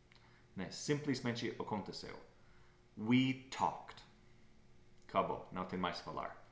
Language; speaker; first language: Portuguese; non-native, fluent; English